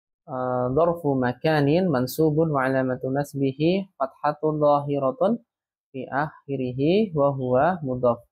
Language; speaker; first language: Arabic; non-native, fluent; Indonesian